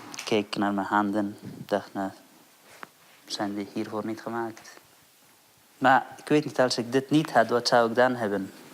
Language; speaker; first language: Dutch; non-native, fluent; Persian